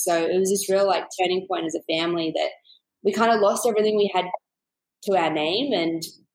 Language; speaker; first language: English; native; English